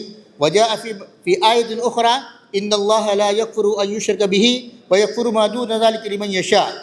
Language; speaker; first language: Arabic; non-native, learner; Urdu